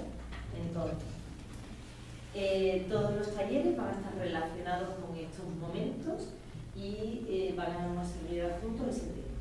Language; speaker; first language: Spanish; native; Spanish